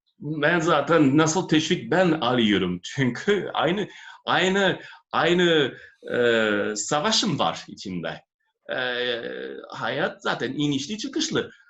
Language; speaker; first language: Turkish; non-native, fluent; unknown